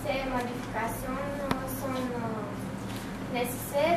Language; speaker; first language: French; non-native, learner; Romanian